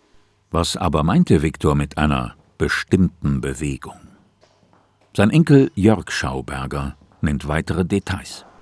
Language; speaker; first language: German; native; German